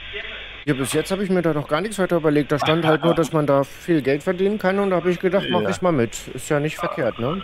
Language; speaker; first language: German; native; German